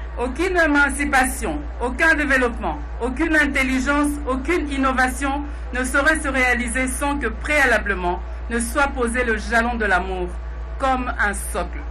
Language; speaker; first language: French; non-native, local second language; Lingala